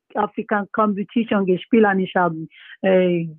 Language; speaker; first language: German; non-native, fluent; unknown